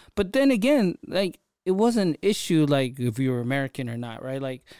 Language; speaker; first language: English; early bilingual, other home language; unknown